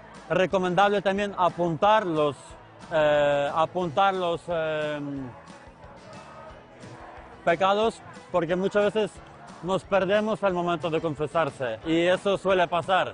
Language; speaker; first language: Spanish; non-native, fluent; Ukrainian